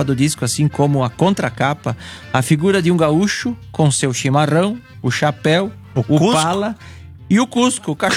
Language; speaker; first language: Portuguese; native; Portuguese